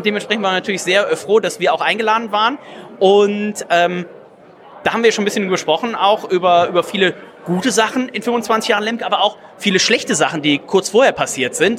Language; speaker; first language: German; native; German